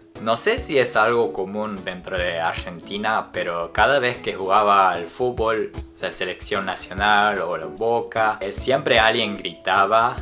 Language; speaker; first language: Spanish; non-native, fluent; Japanese